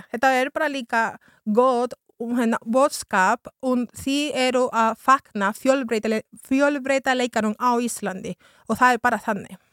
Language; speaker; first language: Icelandic; non-native, fluent; Spanish